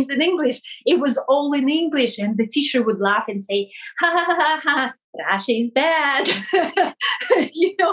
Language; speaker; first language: English; non-native, fluent; Russian